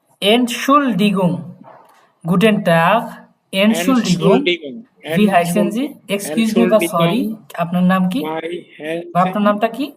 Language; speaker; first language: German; non-native, learner; Bangla